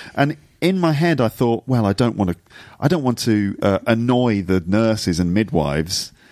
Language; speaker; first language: English; native; English